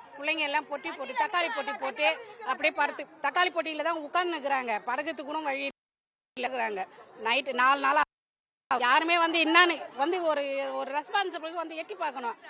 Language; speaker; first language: Tamil; native; Tamil